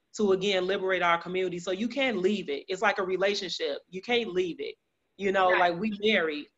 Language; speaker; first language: English; native; English